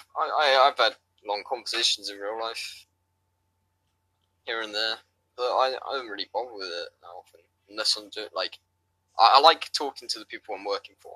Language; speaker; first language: English; native; English